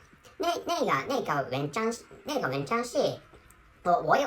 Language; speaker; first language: Chinese; non-native, learner; Japanese